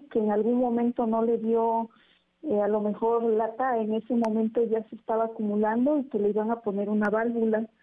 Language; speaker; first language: Spanish; native; Spanish